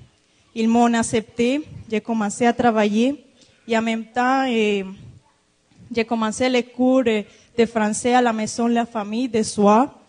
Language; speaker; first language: French; non-native, fluent; Spanish